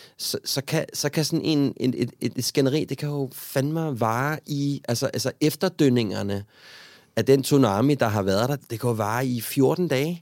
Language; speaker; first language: Danish; native; Danish